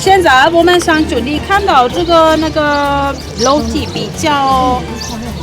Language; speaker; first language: Chinese; non-native, learner; Persian